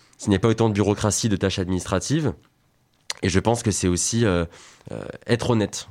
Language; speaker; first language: French; native; French